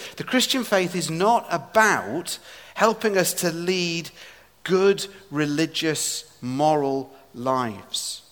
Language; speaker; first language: English; native; English